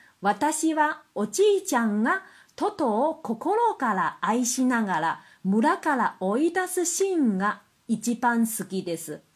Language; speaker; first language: Japanese; non-native, fluent; Chinese